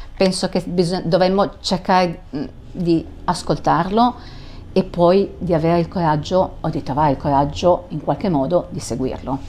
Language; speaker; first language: Italian; native; Italian